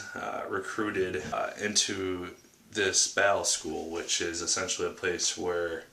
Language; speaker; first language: English; native; English